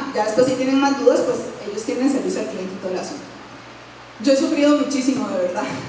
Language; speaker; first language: Spanish; native; Spanish